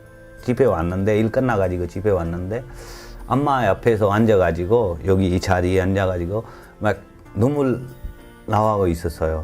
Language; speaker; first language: Korean; non-native, learner; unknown